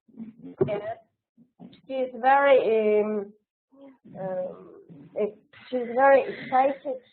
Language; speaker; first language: English; non-native, learner; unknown